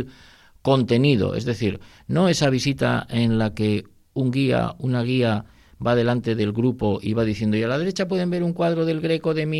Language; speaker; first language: Spanish; native; Spanish